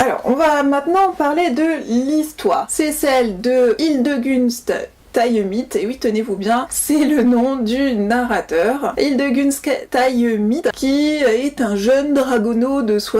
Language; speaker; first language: French; native; French